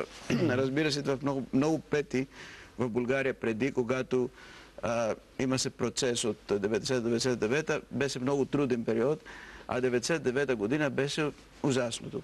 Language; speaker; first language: Bulgarian; non-native, fluent; Greek